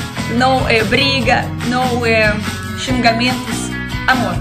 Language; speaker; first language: Portuguese; non-native, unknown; Russian